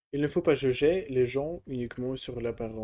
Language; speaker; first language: French; non-native, learner; Russian